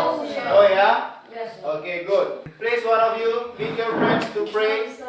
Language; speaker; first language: English; non-native, fluent; Indonesian